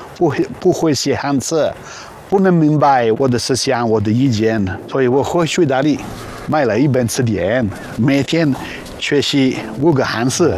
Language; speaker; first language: Chinese; non-native, learner; Italian